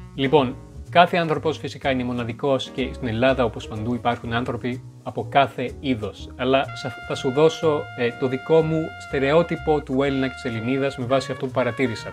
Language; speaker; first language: Greek; non-native, fluent; French